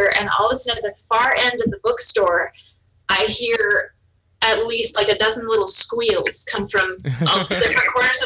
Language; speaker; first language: English; non-native, fluent; German